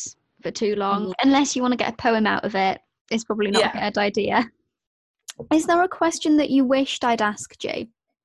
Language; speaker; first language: English; native; English